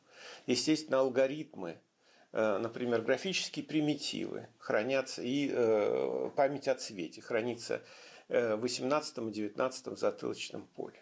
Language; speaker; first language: Russian; native; Russian